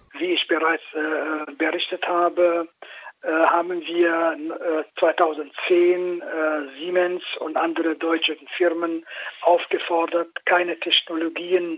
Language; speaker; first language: German; non-native, fluent; Kurdish